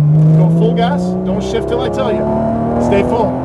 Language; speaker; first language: English; native; English